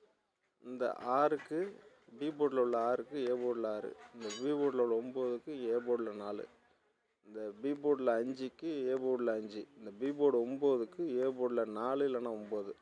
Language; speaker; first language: Tamil; native; Tamil